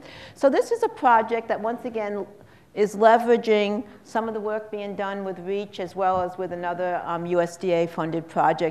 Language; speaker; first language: English; native; English